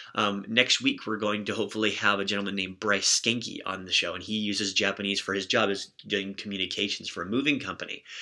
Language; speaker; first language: English; native; English